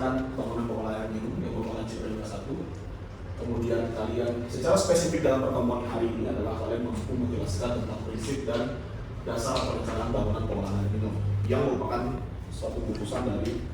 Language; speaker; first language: Indonesian; native; Indonesian